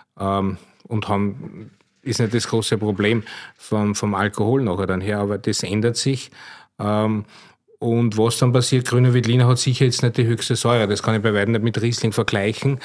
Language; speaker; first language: German; native; German